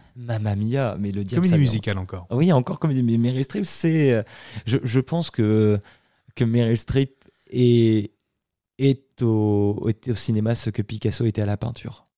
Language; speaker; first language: French; early bilingual, other home language; Arabic